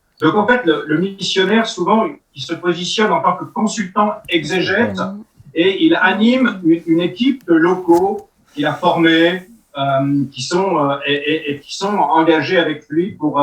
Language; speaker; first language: French; native; French